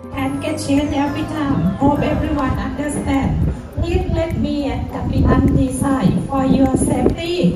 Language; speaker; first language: English; non-native, learner; Thai